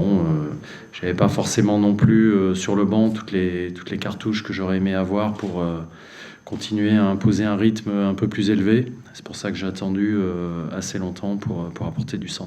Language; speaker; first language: French; native; French